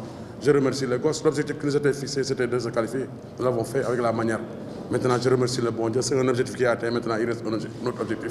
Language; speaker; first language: French; non-native, local second language; Wolof